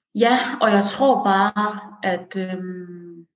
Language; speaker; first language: Danish; early bilingual, other home language; Persian